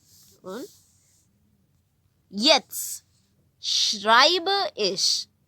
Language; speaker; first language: German; non-native, fluent; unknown